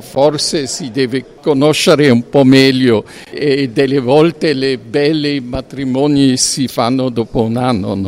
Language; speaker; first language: Italian; non-native, fluent; German